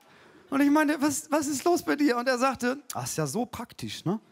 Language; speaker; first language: German; native; German